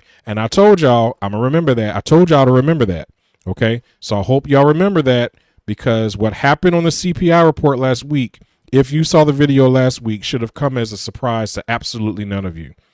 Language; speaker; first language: English; native; English